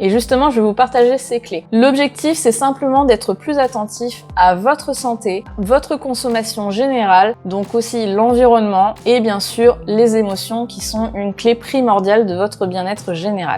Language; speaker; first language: French; native; French